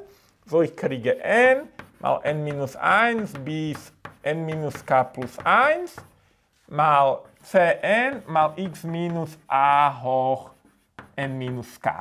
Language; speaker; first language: German; non-native, fluent; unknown